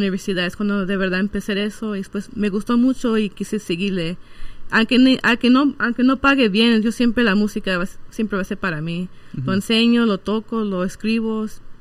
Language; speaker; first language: Spanish; early bilingual, heritage; Spanish